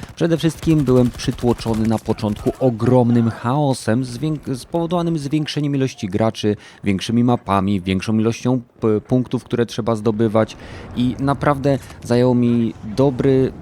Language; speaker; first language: Polish; native; Polish